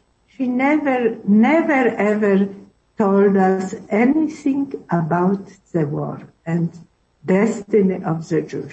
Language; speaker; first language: English; non-native, learner; Polish